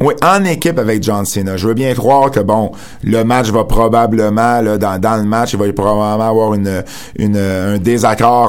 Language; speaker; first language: French; native; French